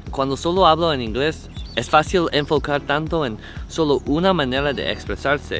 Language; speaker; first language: Spanish; non-native, learner; English